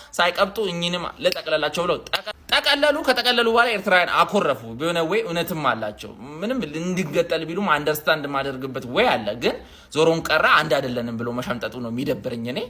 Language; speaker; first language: Amharic; native; Amharic